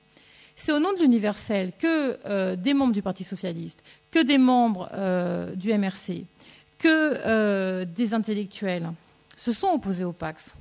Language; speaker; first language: French; native; French